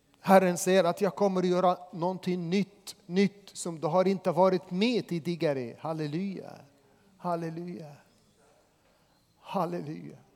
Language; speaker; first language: Swedish; non-native, fluent; Arabic